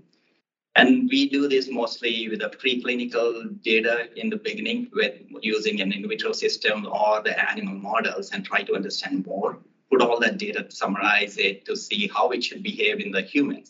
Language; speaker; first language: English; non-native, local second language; Telugu